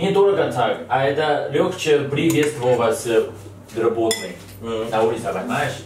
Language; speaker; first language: Russian; non-native, learner; Chinese